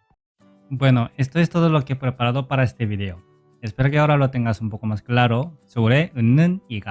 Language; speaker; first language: Spanish; non-native, fluent; Korean